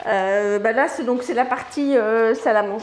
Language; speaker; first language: French; native; French